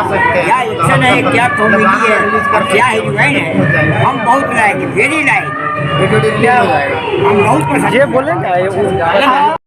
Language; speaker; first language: Hindi; non-native, local second language; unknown